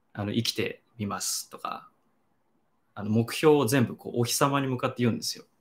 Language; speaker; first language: Japanese; native; Japanese